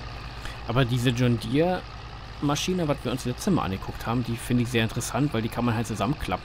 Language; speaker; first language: German; native; German